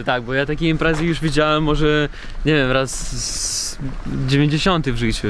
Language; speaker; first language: Polish; non-native, learner; Russian